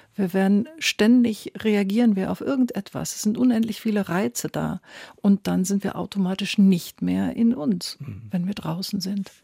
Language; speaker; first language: German; native; German